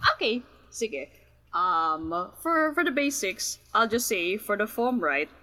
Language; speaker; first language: English; non-native, local second language; Filipino